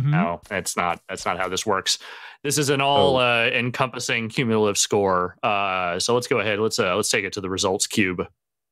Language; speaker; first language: English; native; English